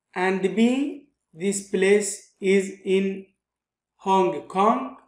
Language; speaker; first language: English; non-native, fluent; Arabic